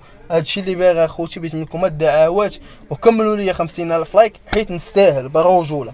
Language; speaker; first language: Arabic; native; Arabic